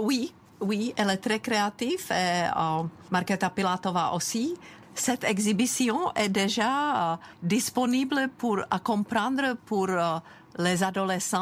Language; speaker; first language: French; non-native, fluent; Czech